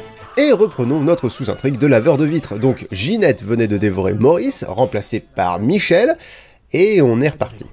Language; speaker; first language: French; native; French